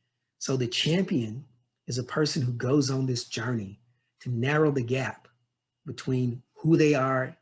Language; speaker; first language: English; native; English